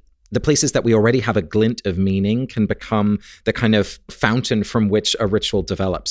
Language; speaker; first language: English; native; English